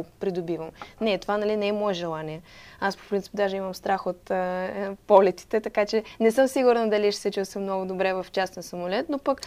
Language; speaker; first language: Bulgarian; non-native, fluent; Russian